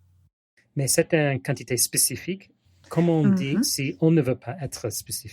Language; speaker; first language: French; non-native, learner; English